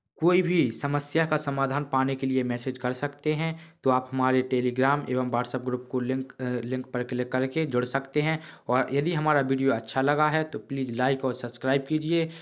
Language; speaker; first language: Hindi; native; Hindi